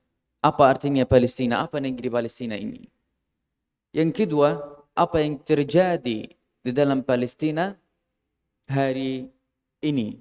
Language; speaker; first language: Indonesian; non-native, fluent; Arabic